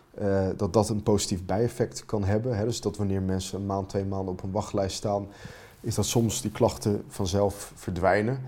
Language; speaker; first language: Dutch; non-native, fluent; Finnish